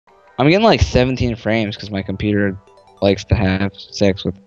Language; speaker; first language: English; native; English